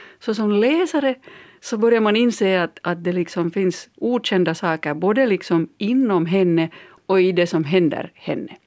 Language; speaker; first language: Swedish; native; Swedish